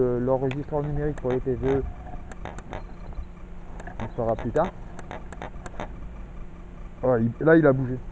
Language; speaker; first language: French; native; French